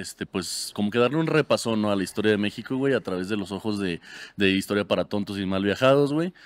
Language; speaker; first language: Spanish; native; Spanish